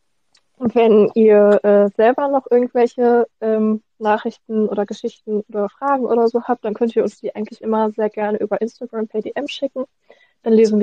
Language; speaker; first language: German; native; German